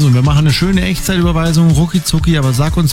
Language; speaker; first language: German; native; German